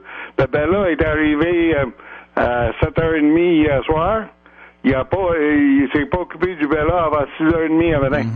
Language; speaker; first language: French; native; French